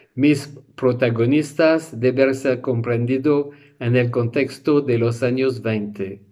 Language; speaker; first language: Spanish; non-native, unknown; English